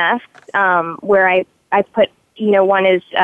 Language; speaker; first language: English; native; English